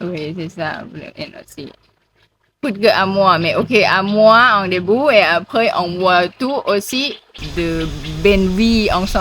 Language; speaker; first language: French; non-native, learner; Thai